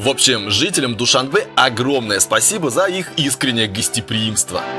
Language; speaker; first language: Russian; native; Russian